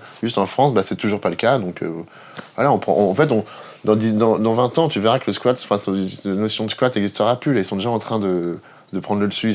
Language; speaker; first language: French; native; French